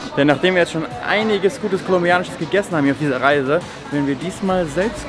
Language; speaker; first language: German; native; German